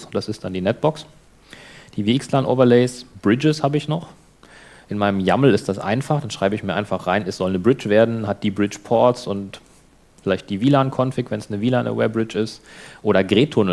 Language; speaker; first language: German; native; German